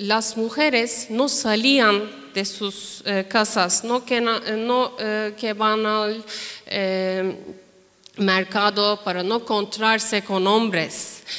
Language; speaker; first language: Spanish; non-native, fluent; Turkish